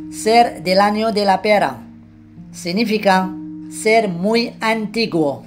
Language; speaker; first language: Spanish; non-native, fluent; Arabic